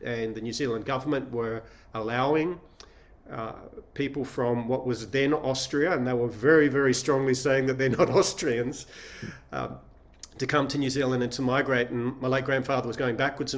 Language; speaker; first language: English; native; English